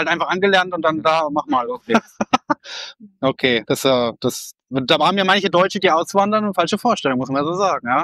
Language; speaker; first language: German; native; German